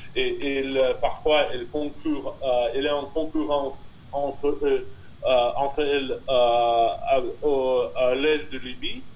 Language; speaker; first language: French; non-native, fluent; Russian